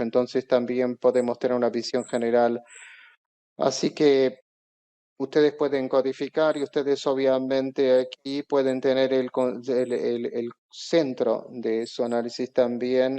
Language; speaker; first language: Spanish; non-native, fluent; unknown